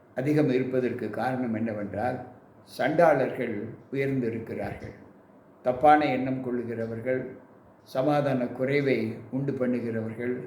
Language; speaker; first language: Tamil; native; Tamil